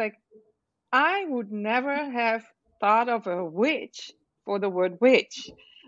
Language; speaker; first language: English; non-native, fluent; Dutch